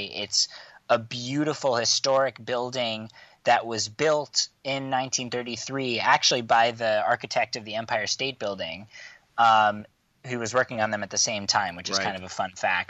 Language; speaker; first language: English; native; English